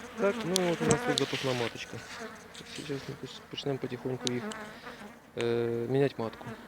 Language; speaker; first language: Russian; non-native, local second language; Ukrainian